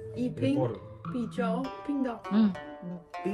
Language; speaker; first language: Chinese; non-native, learner; German